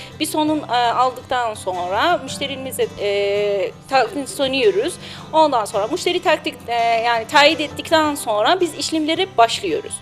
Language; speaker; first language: Turkish; non-native, learner; Persian